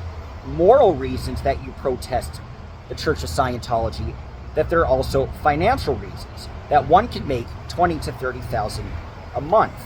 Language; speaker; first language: English; native; English